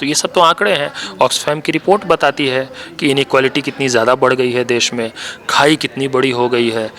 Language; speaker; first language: Hindi; native; Hindi